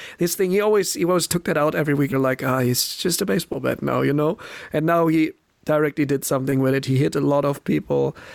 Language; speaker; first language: English; non-native, fluent; German